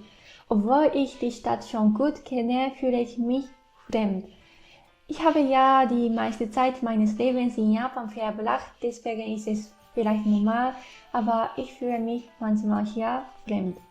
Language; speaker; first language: German; non-native, fluent; Japanese